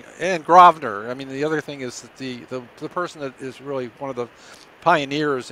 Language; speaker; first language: English; native; English